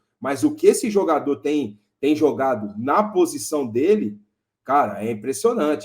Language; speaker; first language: Portuguese; native; Portuguese